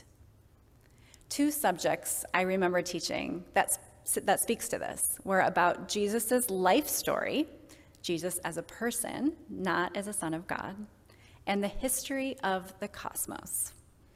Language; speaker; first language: English; native; English